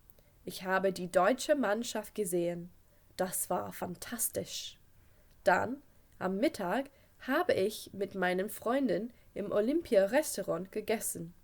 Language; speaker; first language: German; non-native, fluent; English